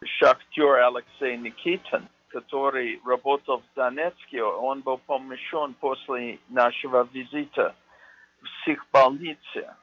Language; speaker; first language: Russian; non-native, fluent; English